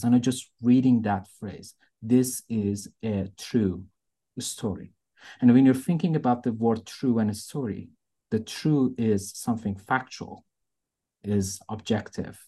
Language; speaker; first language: English; non-native, fluent; Persian